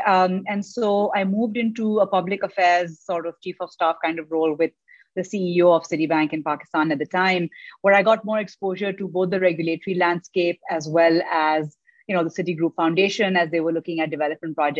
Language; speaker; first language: English; non-native, local second language; Urdu